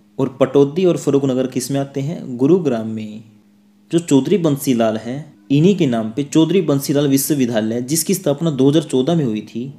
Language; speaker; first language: Hindi; native; Hindi